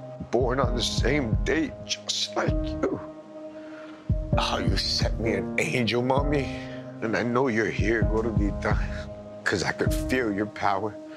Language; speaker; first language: English; early bilingual, other home language; Spanish